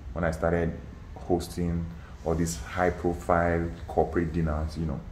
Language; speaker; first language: English; non-native, local second language; Yoruba